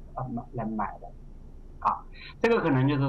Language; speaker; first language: Chinese; native; Chinese